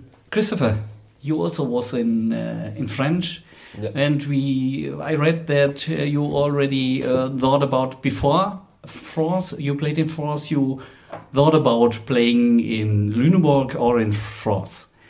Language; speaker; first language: English; non-native, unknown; German